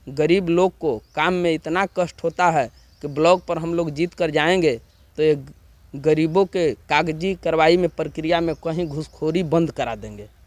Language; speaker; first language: Hindi; non-native, local second language; Bhojpuri